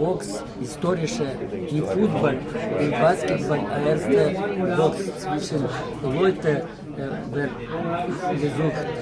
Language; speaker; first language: German; non-native, learner; Ukrainian